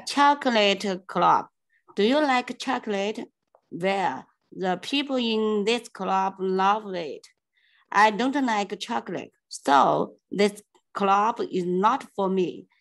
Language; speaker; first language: English; non-native, learner; Chinese